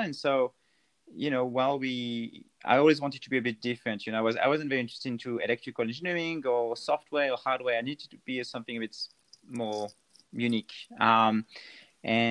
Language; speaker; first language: English; non-native, fluent; French